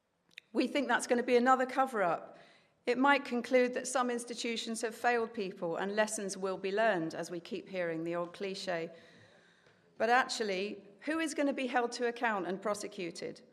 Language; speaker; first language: English; native; English